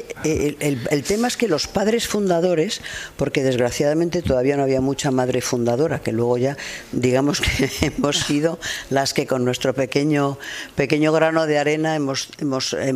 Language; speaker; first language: Spanish; native; Spanish